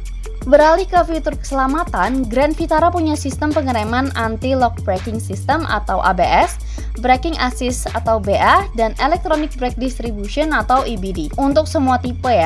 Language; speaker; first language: Indonesian; native; Indonesian